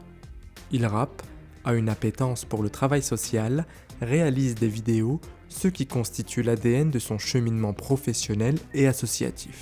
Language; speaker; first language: French; native; French